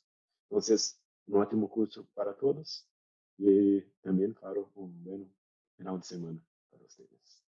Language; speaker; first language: Spanish; non-native, learner; Portuguese